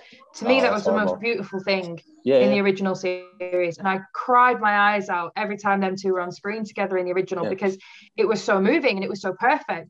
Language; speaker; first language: English; native; English